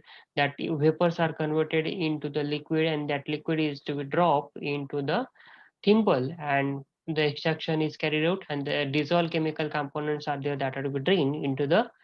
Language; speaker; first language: English; non-native, local second language; Marathi